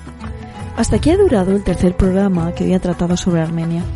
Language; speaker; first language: Spanish; native; Spanish